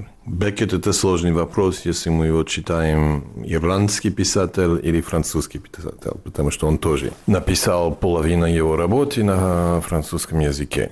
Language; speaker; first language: Russian; non-native, fluent; English